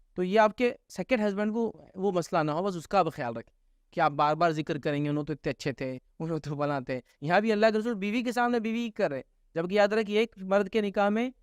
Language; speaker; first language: Urdu; native; Urdu